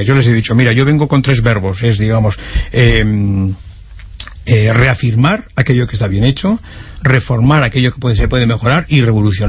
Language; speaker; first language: Spanish; native; Spanish